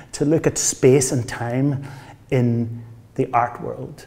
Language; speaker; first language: English; native; English